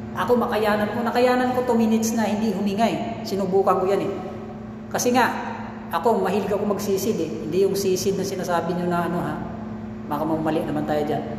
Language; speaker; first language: Filipino; non-native, local second language; Cebuano